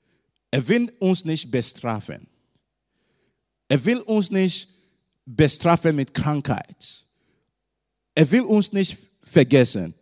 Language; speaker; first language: German; non-native, learner; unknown